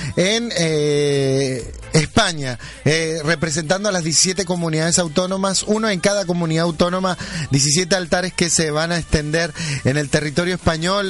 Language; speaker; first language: Spanish; native; Spanish